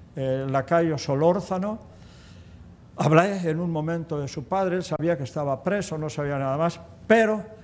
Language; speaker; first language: Spanish; native; Spanish